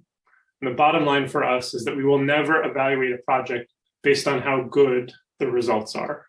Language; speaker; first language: English; native; English